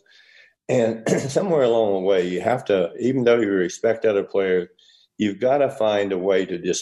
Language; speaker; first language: English; native; English